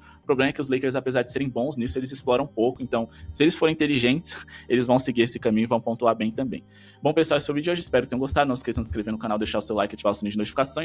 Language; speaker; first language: Portuguese; native; Portuguese